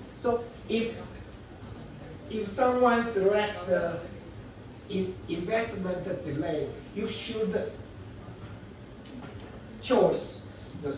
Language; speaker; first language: English; non-native, learner; Chinese